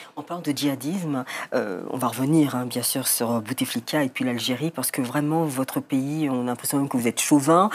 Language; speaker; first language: French; native; French